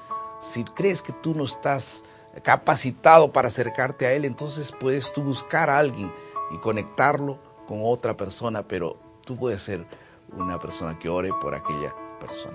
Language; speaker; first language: Spanish; non-native, fluent; Portuguese